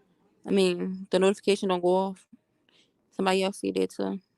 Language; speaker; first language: English; native; English